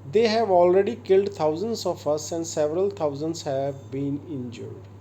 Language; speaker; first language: English; non-native, local second language; Punjabi